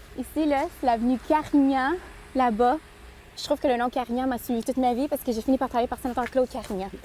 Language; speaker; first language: French; early bilingual, other home language; Spanish